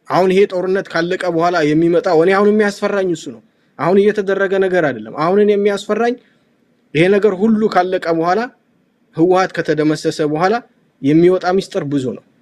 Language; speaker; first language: Amharic; non-native, local second language; Tigrinya